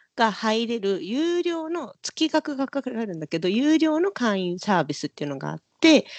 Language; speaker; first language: Japanese; native; Japanese